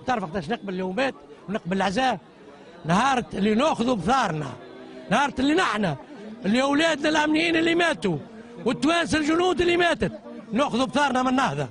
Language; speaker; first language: Arabic; native; Arabic